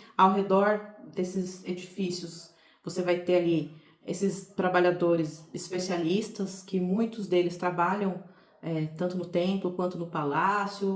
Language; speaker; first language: Portuguese; native; Portuguese